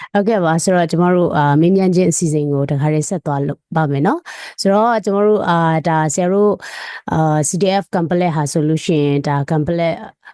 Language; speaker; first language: Burmese; native; Burmese